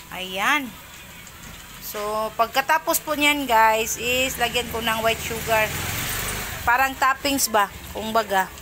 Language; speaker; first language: Filipino; non-native, local second language; Cebuano